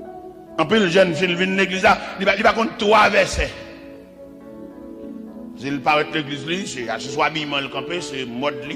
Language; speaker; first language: French; non-native, local second language; Haitian Creole